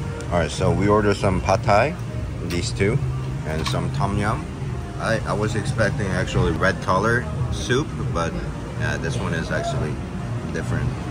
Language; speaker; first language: English; non-native, fluent; Korean